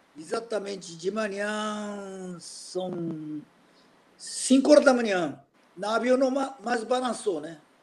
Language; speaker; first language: Portuguese; non-native, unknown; Japanese